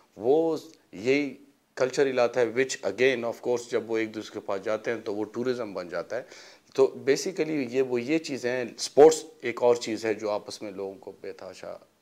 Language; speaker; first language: Urdu; non-native, local second language; Pashto